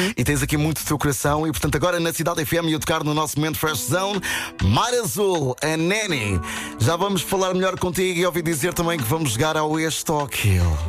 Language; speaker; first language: Portuguese; native; Portuguese